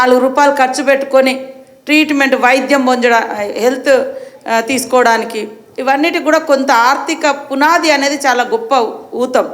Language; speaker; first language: Telugu; native; Telugu